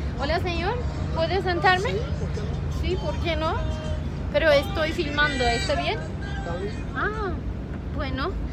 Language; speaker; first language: Spanish; non-native, learner; Turkish